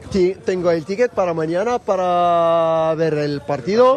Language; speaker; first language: Spanish; non-native, learner; Arabic